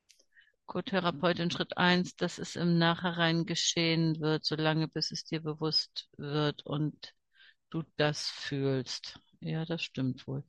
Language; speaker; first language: German; native; German